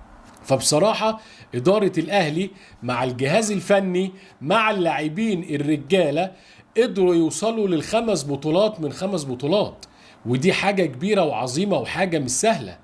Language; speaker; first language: Arabic; native; Arabic